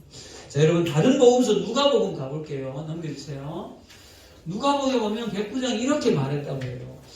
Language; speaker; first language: Korean; native; Korean